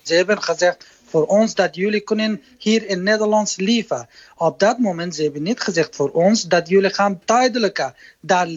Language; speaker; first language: Dutch; non-native, learner; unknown